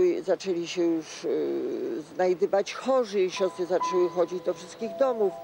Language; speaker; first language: Polish; native; Polish